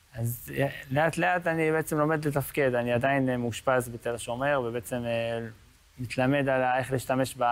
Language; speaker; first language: Hebrew; native; Hebrew